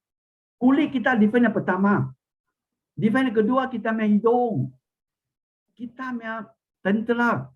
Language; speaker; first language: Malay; non-native, local second language; Min Nan Chinese